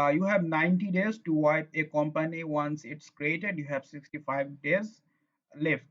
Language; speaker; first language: English; non-native, local second language; Bangla